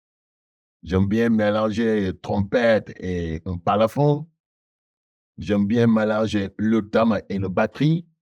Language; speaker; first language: French; non-native, local second language; Wolof